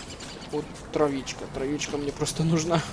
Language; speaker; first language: Russian; native; Russian